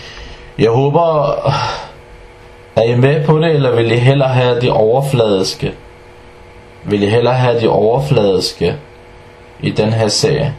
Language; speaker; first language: Danish; non-native, fluent; Arabic